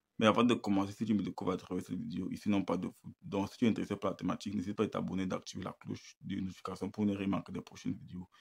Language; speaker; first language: French; native; French